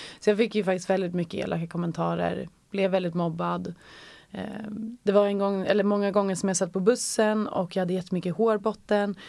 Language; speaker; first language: Swedish; native; Swedish